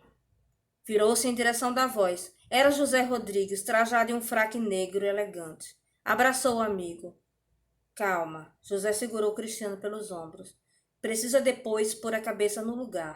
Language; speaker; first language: Portuguese; native; Portuguese